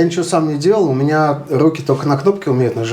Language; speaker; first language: Russian; native; Russian